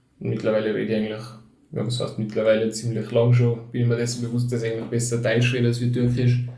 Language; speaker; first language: German; early bilingual, other home language; Turkish